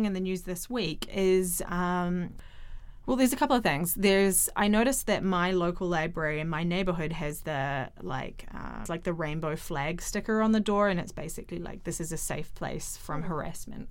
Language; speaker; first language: English; native; English